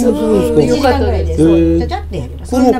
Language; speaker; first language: Japanese; native; Japanese